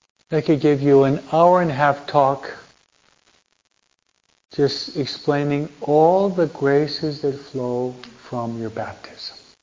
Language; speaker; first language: English; native; English